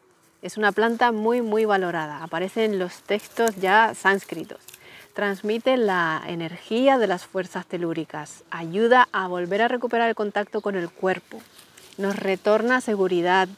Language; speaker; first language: Spanish; native; Spanish